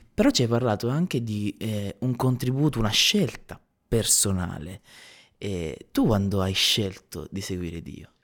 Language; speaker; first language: Italian; native; Italian